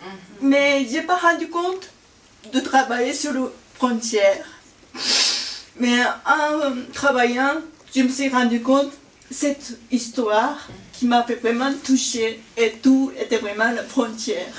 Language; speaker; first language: French; non-native, fluent; Japanese